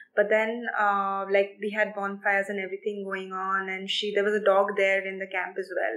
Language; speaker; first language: English; non-native, local second language; Assamese